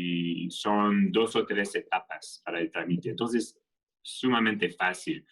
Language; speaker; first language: Spanish; non-native, fluent; French